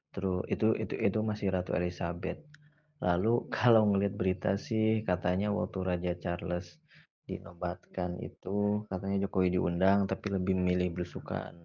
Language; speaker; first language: Indonesian; native; Indonesian